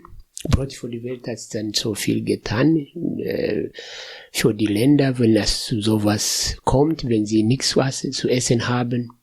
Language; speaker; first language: German; non-native, fluent; Swahili